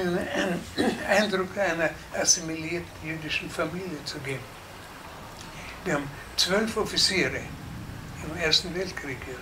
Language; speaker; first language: German; native; German